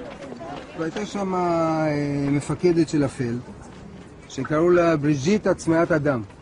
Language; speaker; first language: Hebrew; native; Hebrew